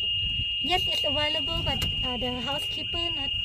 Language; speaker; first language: English; non-native, learner; Thai